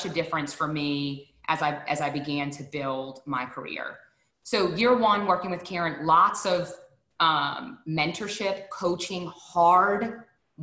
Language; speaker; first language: English; native; English